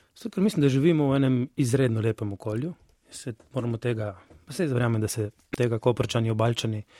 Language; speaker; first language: Slovenian; native; Slovenian